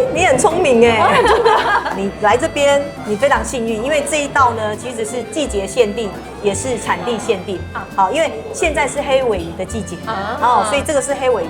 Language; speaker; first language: Chinese; native; Chinese